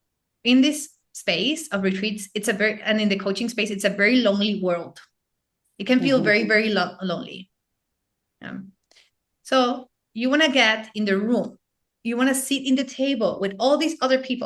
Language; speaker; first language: English; non-native, fluent; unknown